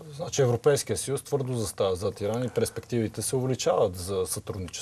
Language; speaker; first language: Bulgarian; native; Bulgarian